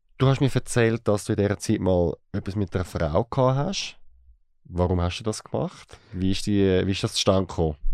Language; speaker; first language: German; native; German